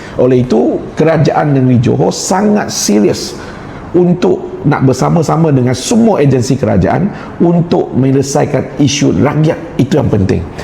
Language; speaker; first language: Malay; non-native, local second language; Chinese